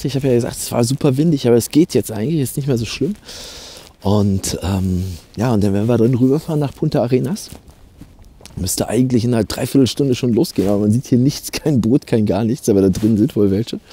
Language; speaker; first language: German; native; German